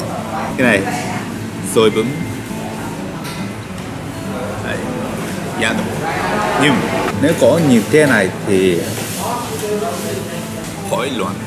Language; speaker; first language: Vietnamese; non-native, learner; Japanese